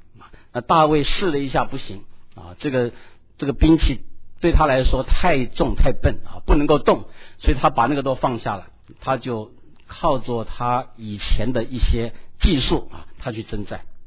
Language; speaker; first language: Chinese; native; Chinese